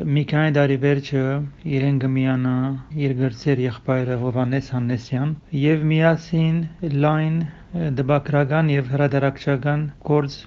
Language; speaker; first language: Armenian; early bilingual, heritage; Armenian